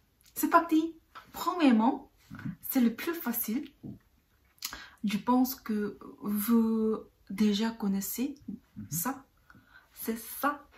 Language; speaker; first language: French; non-native, learner; Korean